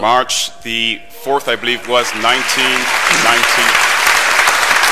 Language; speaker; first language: English; native; English